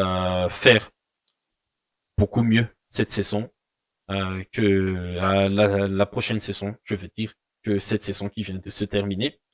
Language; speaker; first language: French; non-native, local second language; Malagasy